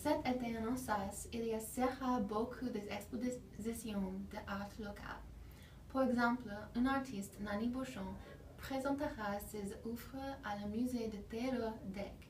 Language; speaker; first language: French; non-native, learner; English